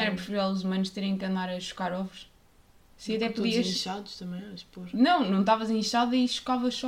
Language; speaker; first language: Portuguese; native; Portuguese